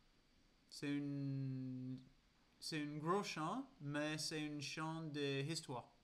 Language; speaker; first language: French; non-native, learner; English